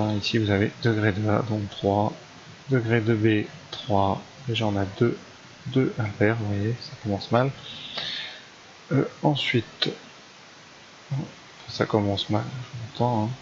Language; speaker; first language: French; native; French